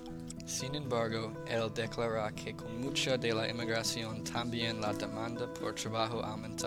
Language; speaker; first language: Spanish; non-native, learner; English